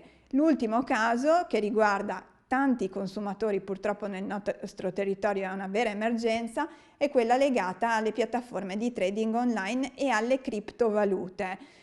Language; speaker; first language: Italian; native; Italian